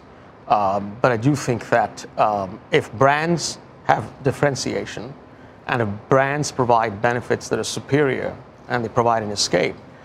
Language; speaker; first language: English; non-native, local second language; Tamil